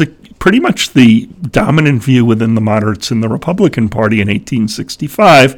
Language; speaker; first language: English; native; English